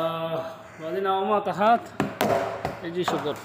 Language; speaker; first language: Arabic; non-native, learner; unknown